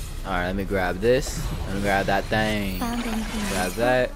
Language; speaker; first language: English; native; English